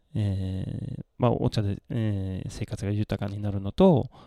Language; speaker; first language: Japanese; non-native, fluent; Swedish